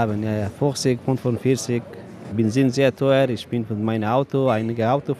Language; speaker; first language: German; non-native, learner; Persian